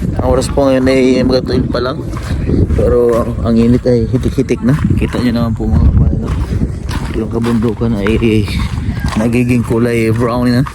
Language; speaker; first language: Filipino; non-native, local second language; Cebuano